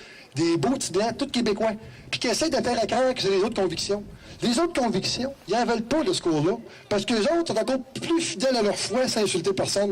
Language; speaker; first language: French; native; French